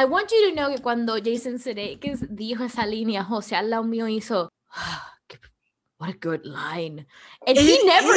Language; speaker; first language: Spanish; early bilingual, heritage; Spanish